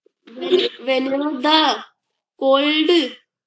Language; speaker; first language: English; non-native, learner; Hindi